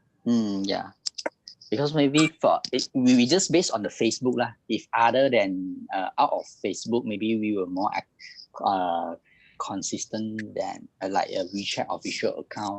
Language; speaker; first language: English; non-native, local second language; Chinese